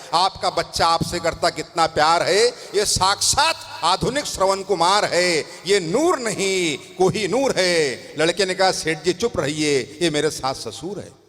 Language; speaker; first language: Hindi; non-native, local second language; Tamil